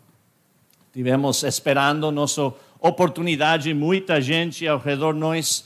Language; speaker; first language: Portuguese; non-native, fluent; English